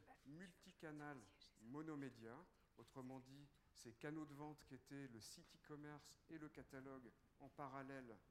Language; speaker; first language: French; native; French